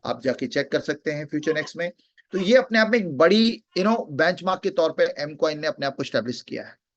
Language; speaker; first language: Hindi; native; Hindi